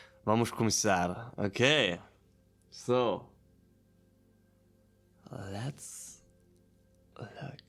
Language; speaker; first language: Portuguese; non-native, learner; German